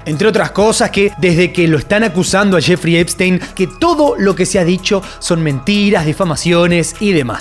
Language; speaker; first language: Spanish; native; Spanish